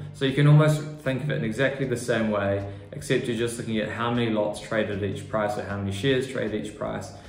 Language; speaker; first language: English; native; English